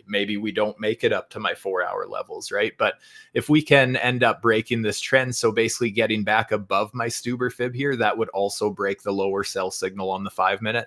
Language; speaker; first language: English; native; English